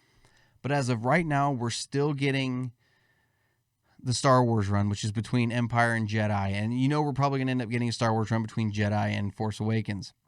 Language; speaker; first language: English; native; English